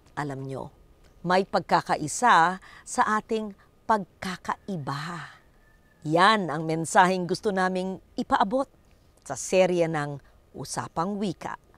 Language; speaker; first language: Filipino; native; Filipino